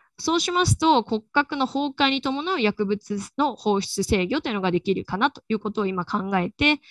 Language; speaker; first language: Japanese; native; Japanese